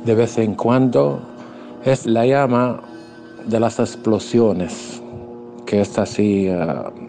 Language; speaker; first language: Spanish; non-native, fluent; Arabic